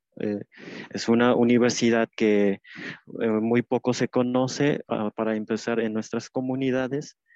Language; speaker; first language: Spanish; non-native, local second language; Tzeltal